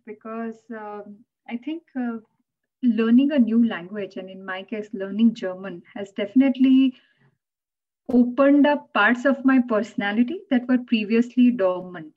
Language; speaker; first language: English; non-native, local second language; Gujarati